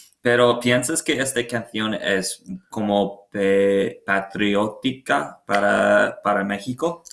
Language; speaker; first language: Spanish; non-native, learner; English